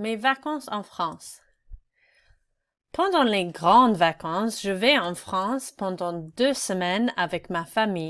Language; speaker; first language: French; non-native, fluent; English